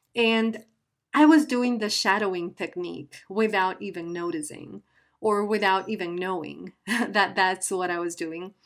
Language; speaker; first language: English; non-native, fluent; Spanish